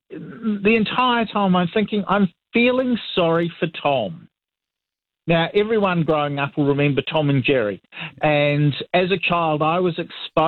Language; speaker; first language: English; native; English